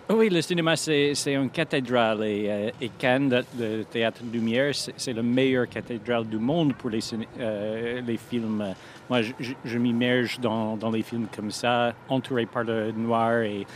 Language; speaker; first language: French; non-native, fluent; English